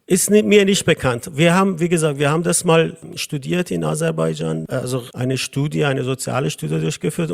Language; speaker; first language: German; non-native, fluent; Persian